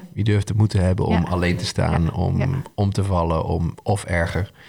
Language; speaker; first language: Dutch; early bilingual, other home language; Arabic